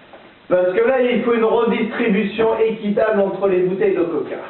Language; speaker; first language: French; native; French